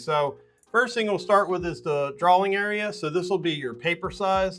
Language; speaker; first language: English; native; English